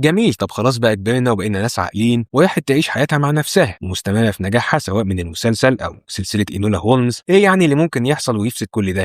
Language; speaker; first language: Arabic; native; Arabic